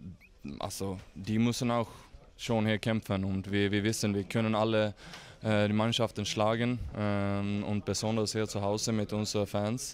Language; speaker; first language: German; non-native, fluent; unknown